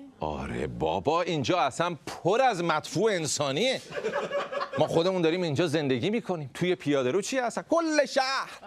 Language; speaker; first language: Persian; native; Persian